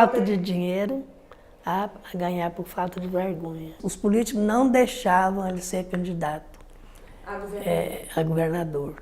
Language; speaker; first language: Portuguese; native; Portuguese